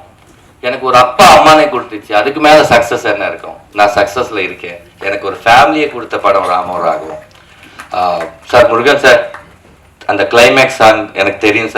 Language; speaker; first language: Tamil; non-native, learner; Telugu